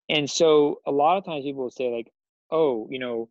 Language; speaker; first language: English; native; English